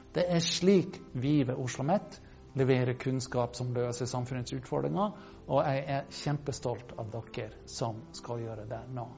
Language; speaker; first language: Norwegian; non-native, fluent; English